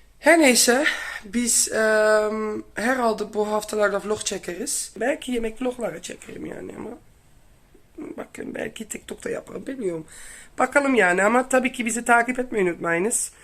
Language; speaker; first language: Turkish; non-native, learner; Dutch